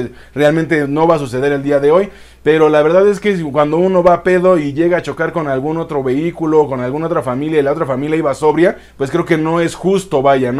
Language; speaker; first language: Spanish; native; Spanish